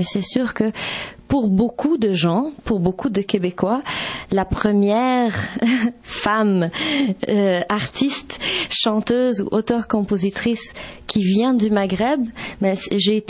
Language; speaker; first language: French; non-native, local second language; Arabic